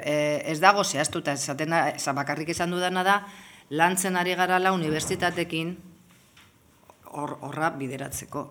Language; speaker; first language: Basque; non-native, local second language; Spanish